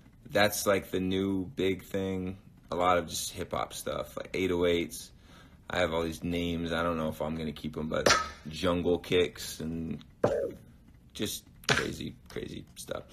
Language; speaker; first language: English; native; English